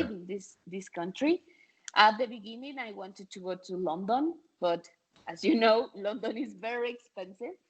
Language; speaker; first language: English; non-native, fluent; Spanish